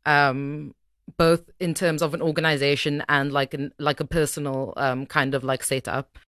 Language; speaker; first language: English; native; English